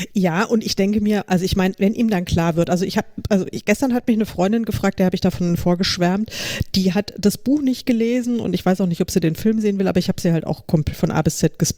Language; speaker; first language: German; native; German